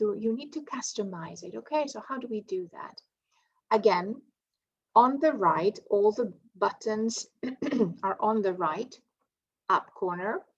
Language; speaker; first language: English; non-native, fluent; Greek